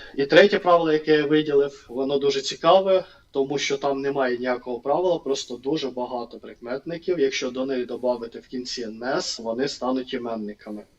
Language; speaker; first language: Ukrainian; non-native, local second language; Russian